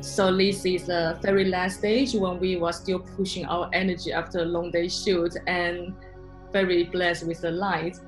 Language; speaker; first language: English; non-native, fluent; Chinese